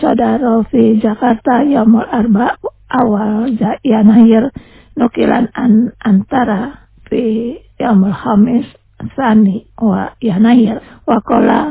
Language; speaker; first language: Arabic; non-native, learner; Indonesian